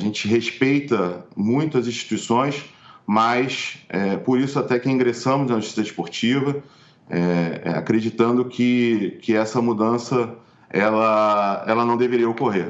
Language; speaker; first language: Portuguese; native; Portuguese